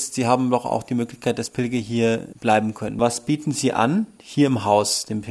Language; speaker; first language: German; native; German